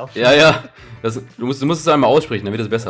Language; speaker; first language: German; native; German